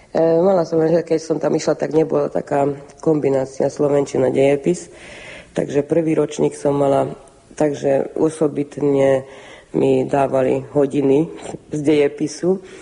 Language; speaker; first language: Slovak; early bilingual, heritage; Slovak